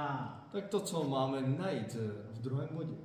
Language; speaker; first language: Czech; non-native, fluent; Korean